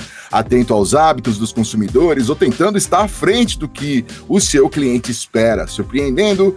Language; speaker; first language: Portuguese; native; Portuguese